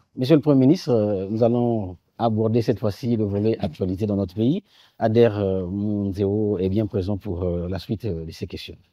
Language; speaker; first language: French; native; French